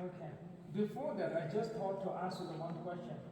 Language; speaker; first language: English; non-native, fluent; Tibetan